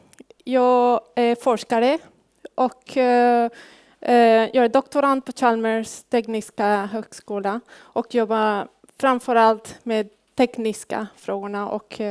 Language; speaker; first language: Swedish; non-native, fluent; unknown